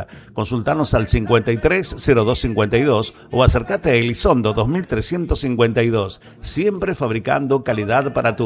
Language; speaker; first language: Spanish; native; Spanish